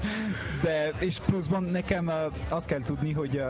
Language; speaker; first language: Hungarian; early bilingual, heritage; French